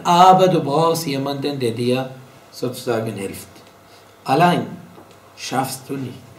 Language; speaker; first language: German; non-native, fluent; Arabic